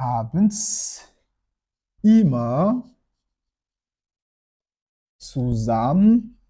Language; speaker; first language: German; non-native, fluent; French